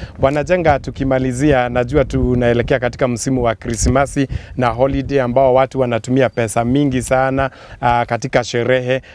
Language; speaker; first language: Swahili; non-native, local second language; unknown